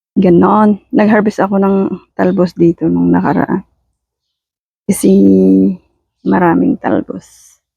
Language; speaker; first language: Filipino; non-native, local second language; Iloko